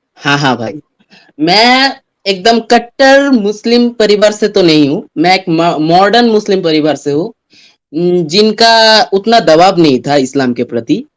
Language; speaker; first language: Hindi; non-native, fluent; Bangla